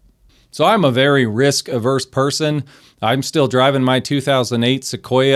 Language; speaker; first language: English; native; English